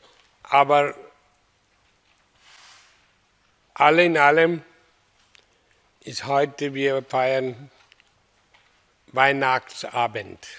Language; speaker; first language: German; non-native, fluent; Hindi